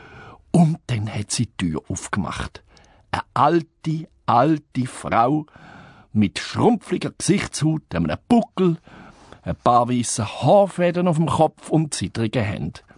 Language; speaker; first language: German; native; German